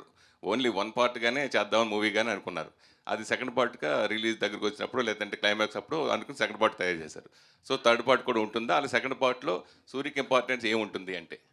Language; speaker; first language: Telugu; native; Telugu